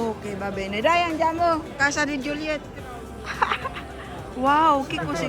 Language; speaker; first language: Italian; non-native, learner; Filipino